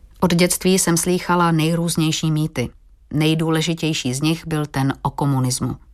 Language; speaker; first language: Czech; early bilingual, heritage; Portuguese